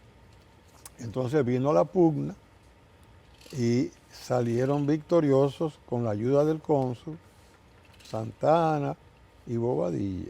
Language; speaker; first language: Spanish; native; Spanish